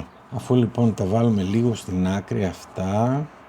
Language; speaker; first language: Greek; native; Greek